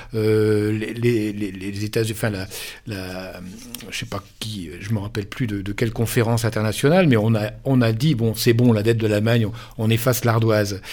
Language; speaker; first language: French; native; French